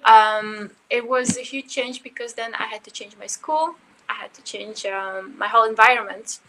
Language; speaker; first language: English; early bilingual, other home language; Ukrainian